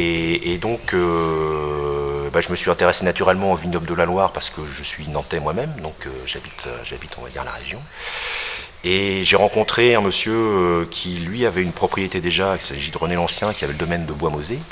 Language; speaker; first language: French; native; French